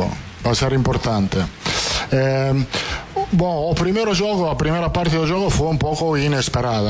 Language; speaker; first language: Portuguese; non-native, fluent; Italian